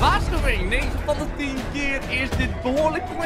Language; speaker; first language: Dutch; native; Dutch